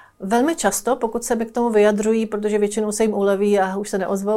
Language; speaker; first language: Czech; native; Czech